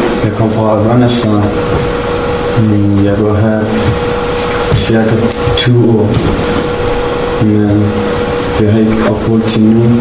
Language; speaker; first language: Danish; non-native, learner; Persian